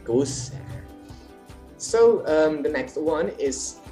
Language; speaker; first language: English; non-native, fluent; Indonesian